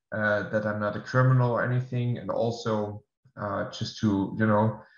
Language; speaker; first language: English; non-native, fluent; German